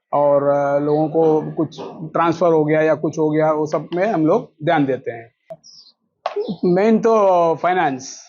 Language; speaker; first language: Hindi; non-native, local second language; Tamil